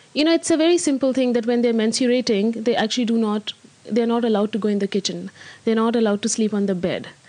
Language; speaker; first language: English; non-native, local second language; Hindi